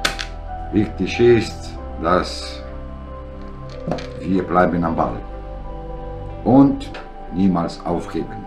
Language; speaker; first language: German; non-native, learner; Italian